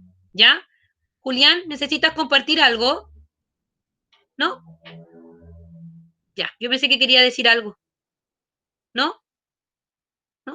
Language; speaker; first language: Spanish; native; Spanish